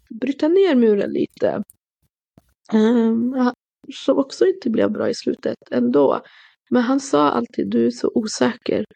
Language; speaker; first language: Swedish; early bilingual, other home language; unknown